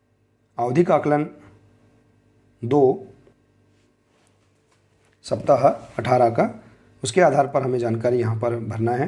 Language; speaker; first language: Hindi; native; Hindi